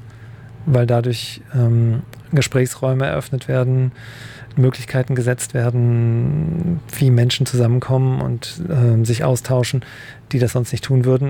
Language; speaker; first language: German; native; German